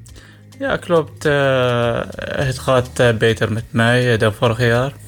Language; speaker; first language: Dutch; non-native, learner; Arabic